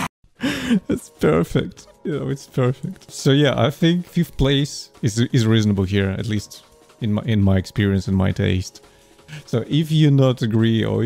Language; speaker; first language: English; non-native, fluent; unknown